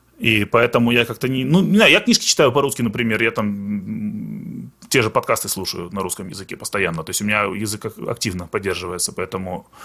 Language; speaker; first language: Russian; early bilingual, other home language; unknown